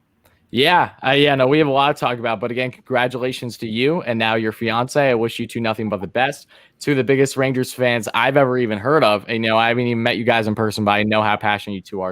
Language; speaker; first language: English; native; English